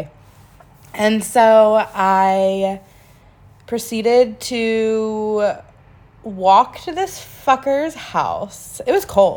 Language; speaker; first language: English; native; English